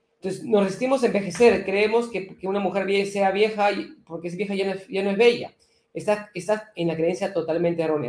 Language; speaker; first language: Spanish; native; Spanish